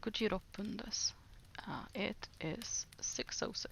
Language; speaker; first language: Japanese; non-native, learner; English